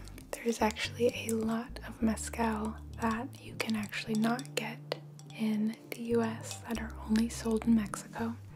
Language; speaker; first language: English; native; English